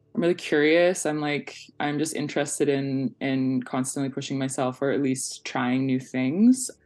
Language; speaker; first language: English; native; English